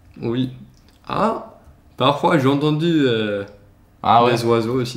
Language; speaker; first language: French; non-native, learner; Swedish